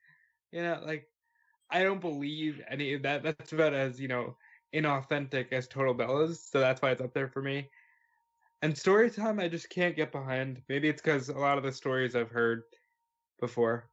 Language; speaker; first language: English; native; English